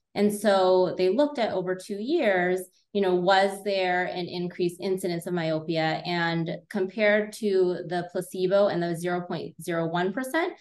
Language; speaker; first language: English; native; English